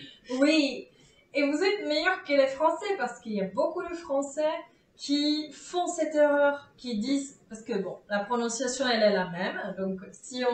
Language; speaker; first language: French; non-native, fluent; Czech